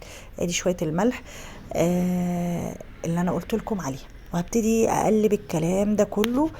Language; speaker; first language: Arabic; native; Arabic